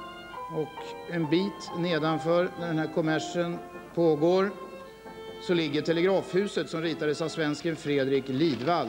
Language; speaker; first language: Swedish; native; Swedish